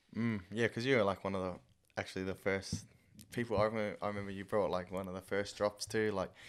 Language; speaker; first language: English; native; English